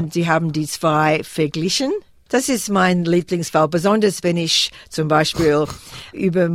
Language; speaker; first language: German; non-native, fluent; English